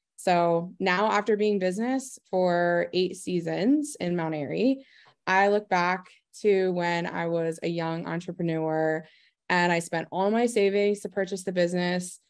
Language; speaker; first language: English; native; English